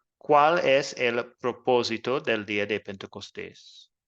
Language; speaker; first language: Spanish; non-native, learner; English